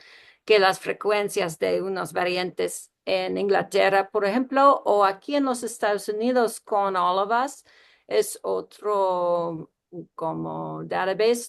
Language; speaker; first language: Spanish; early bilingual, heritage; Spanish